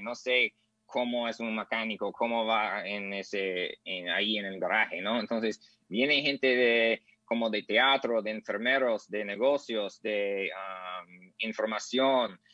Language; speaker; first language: Spanish; non-native, learner; English